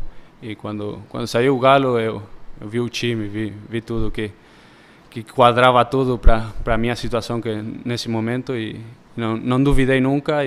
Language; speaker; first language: Portuguese; early bilingual, heritage; Spanish